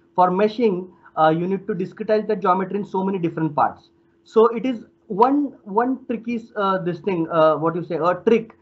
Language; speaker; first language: English; non-native, local second language; Marathi